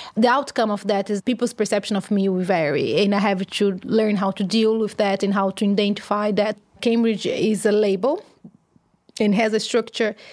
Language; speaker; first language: English; non-native, fluent; Portuguese